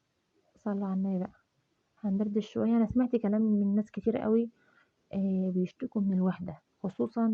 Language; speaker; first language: Arabic; native; Arabic